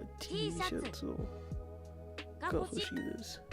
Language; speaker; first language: Japanese; non-native, learner; English